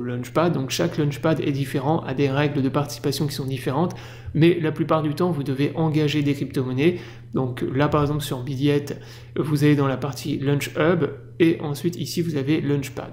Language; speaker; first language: French; native; French